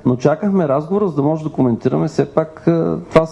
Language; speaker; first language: Bulgarian; native; Bulgarian